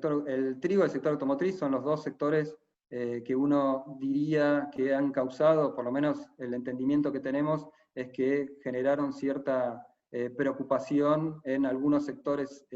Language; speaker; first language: Spanish; native; Spanish